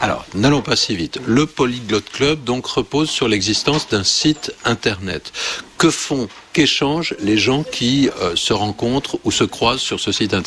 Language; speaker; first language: French; native; French